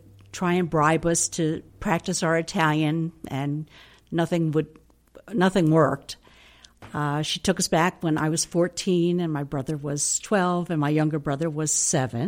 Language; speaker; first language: English; native; English